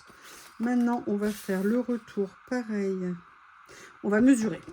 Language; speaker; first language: French; native; French